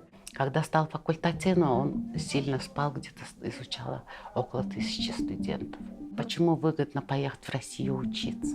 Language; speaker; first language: Russian; non-native, fluent; Mongolian